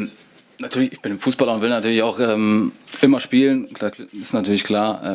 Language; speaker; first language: German; native; German